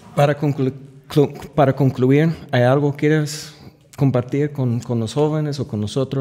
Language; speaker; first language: Spanish; non-native, fluent; English